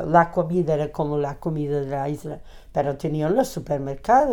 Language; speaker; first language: Spanish; non-native, fluent; Portuguese